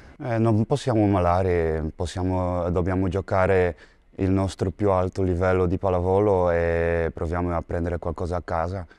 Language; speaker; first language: Italian; non-native, fluent; Dutch